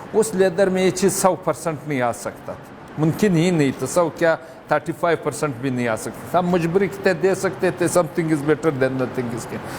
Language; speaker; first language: Urdu; non-native, local second language; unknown